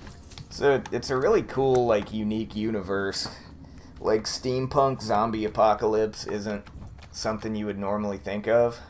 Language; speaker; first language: English; native; English